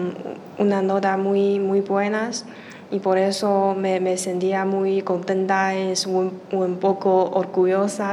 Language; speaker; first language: Spanish; non-native, learner; Chinese